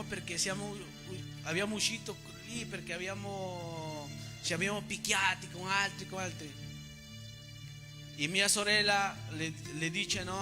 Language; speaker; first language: Italian; non-native, fluent; Spanish